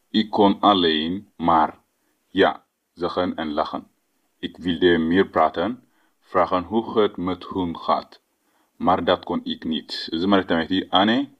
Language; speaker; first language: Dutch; non-native, learner; Tigrinya